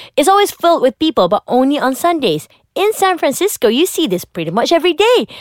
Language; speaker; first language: English; non-native, local second language; Malay